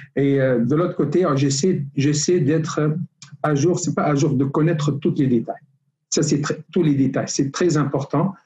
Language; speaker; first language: French; non-native, local second language; Arabic